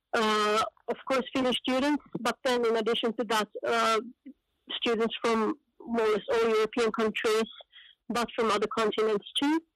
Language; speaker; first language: English; non-native, fluent; Finnish